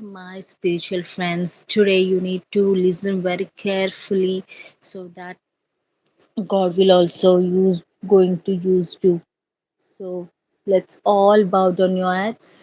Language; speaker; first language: English; non-native, local second language; Telugu